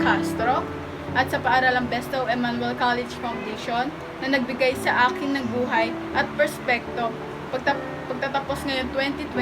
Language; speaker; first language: Filipino; native; Filipino